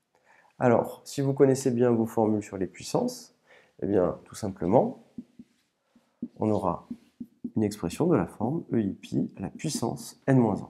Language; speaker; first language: French; native; French